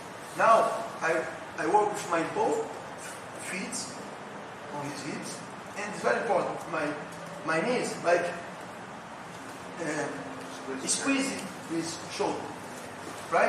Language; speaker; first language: English; non-native, learner; Portuguese